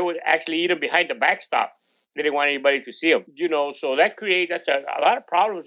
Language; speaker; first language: English; non-native, local second language; Spanish